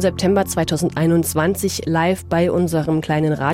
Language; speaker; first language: German; native; German